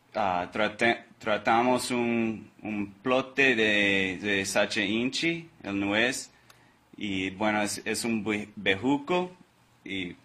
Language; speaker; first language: Spanish; non-native, learner; English